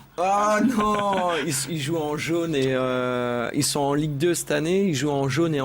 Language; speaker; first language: French; native; French